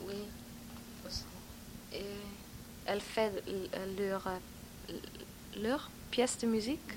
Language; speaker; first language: French; non-native, learner; Dutch